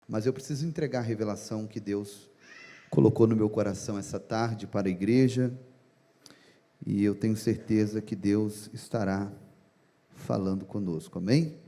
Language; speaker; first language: Portuguese; native; Portuguese